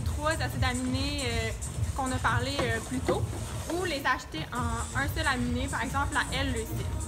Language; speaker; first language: French; native; French